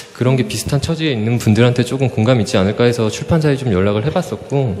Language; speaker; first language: Korean; native; Korean